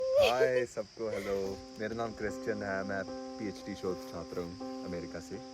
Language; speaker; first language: Hindi; non-native, fluent; English